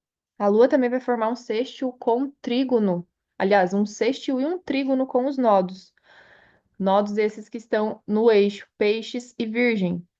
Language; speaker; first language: Portuguese; native; Portuguese